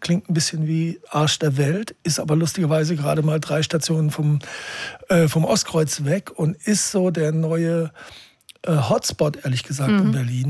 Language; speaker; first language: German; native; German